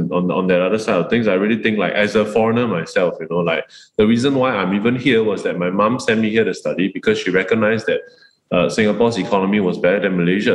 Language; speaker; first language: English; non-native, local second language; Chinese